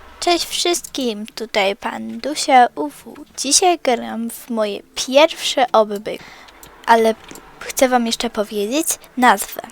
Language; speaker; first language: Polish; native; Polish